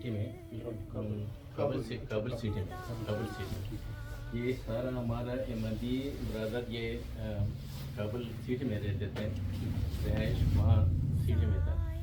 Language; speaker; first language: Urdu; non-native, learner; Pashto